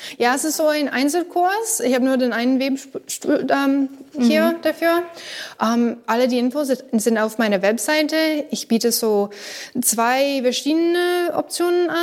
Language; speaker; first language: German; non-native, learner; English